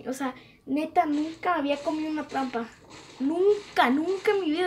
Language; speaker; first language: Spanish; native; Spanish